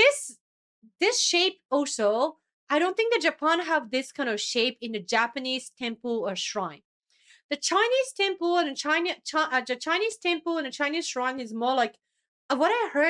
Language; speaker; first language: English; non-native, fluent; Japanese